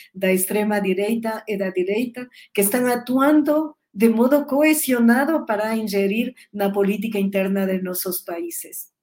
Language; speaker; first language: Portuguese; non-native, learner; Spanish